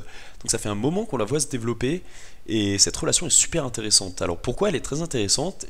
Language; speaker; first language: French; native; French